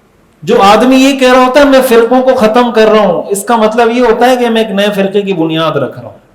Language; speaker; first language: Urdu; native; Urdu